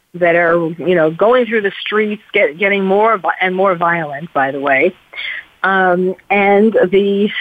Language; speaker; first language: English; native; English